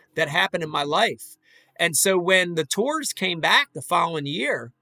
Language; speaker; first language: English; native; English